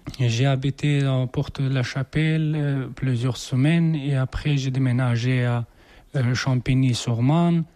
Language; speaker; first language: French; non-native, learner; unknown